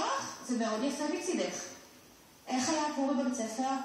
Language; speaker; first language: Hebrew; native; Hebrew